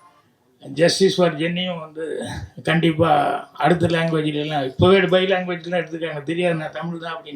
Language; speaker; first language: Tamil; native; Tamil